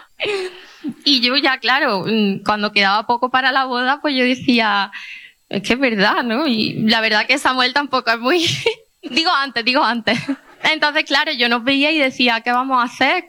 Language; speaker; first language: Spanish; native; Spanish